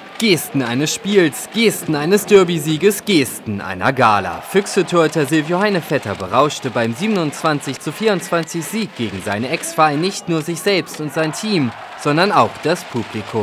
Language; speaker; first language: German; native; German